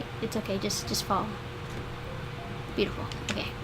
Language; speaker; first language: English; native; English